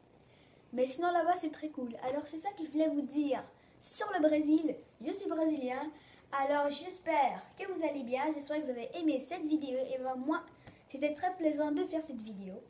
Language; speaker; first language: French; early bilingual, other home language; Portuguese